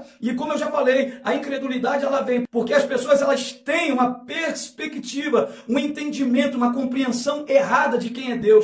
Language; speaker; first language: Portuguese; native; Portuguese